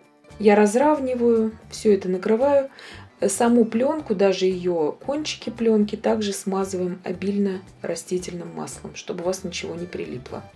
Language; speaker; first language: Russian; native; Russian